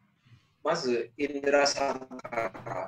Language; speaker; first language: Japanese; non-native, learner; Indonesian